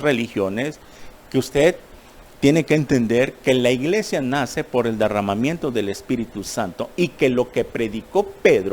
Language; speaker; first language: Spanish; native; Spanish